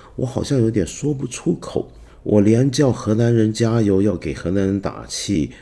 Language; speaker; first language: Chinese; non-native, local second language; Cantonese